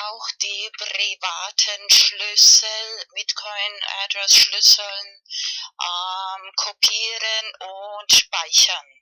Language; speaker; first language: German; non-native, fluent; Spanish